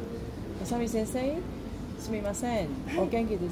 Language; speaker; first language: Japanese; non-native, learner; English